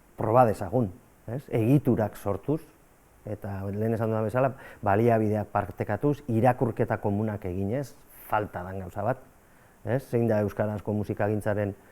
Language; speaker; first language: Basque; native; Basque